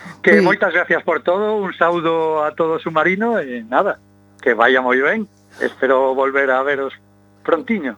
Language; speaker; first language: Galician; non-native, local second language; Spanish